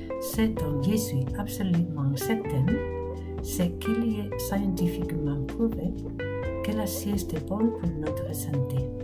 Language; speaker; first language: French; non-native, learner; Spanish